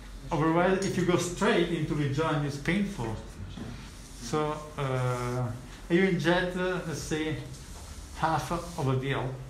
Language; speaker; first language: English; non-native, fluent; Italian